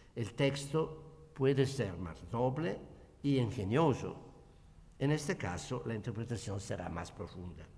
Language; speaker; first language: Spanish; non-native, learner; Italian